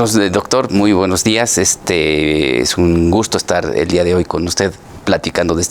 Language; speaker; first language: Spanish; native; Spanish